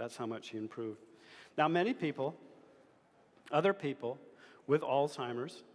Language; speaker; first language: English; native; English